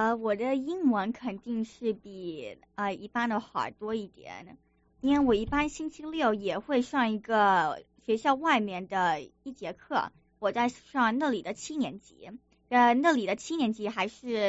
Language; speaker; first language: Chinese; early bilingual, other home language; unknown